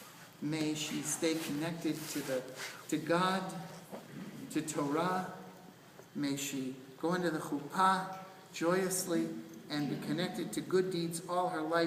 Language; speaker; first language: English; native; English